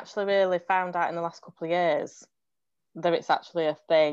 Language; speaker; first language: English; native; English